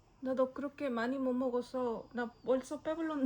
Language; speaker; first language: Korean; non-native, fluent; Spanish